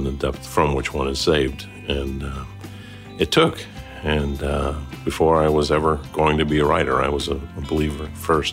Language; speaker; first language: English; native; English